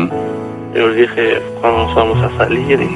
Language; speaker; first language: Spanish; non-native, learner; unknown